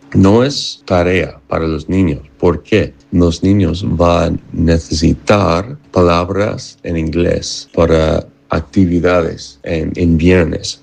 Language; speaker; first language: Spanish; non-native, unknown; English